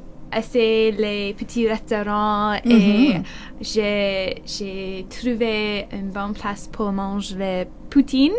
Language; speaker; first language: French; non-native, learner; English